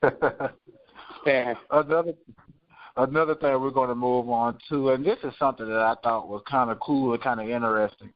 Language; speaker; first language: English; native; English